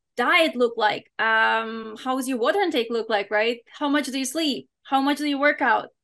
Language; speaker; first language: English; non-native, fluent; Ukrainian